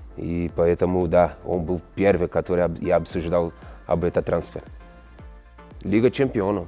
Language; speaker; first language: Russian; non-native, learner; Portuguese